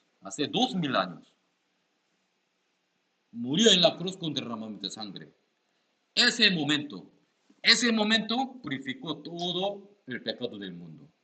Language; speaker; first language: Spanish; non-native, learner; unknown